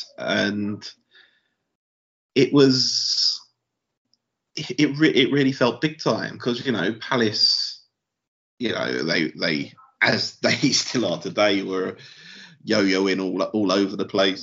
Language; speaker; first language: English; native; English